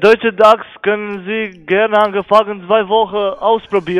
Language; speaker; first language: German; non-native, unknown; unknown